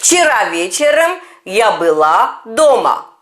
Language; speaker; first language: Russian; non-native, fluent; Turkish